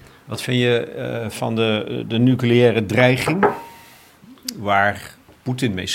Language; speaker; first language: Dutch; native; Dutch